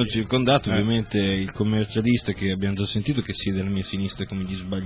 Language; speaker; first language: Italian; native; Italian